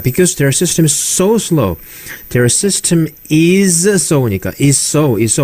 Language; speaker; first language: English; non-native, fluent; Korean